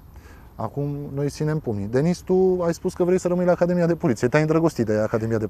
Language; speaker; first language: Romanian; native; Romanian